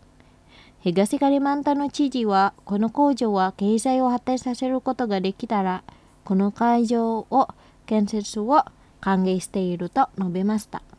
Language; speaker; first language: Japanese; non-native, fluent; Indonesian